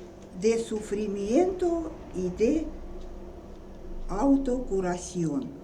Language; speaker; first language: Spanish; non-native, learner; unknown